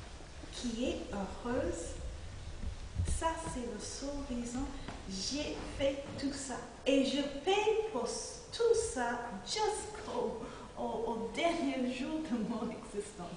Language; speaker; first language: French; non-native, fluent; English